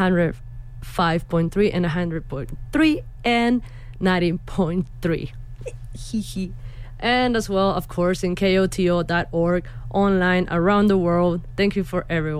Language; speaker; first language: English; non-native, fluent; Spanish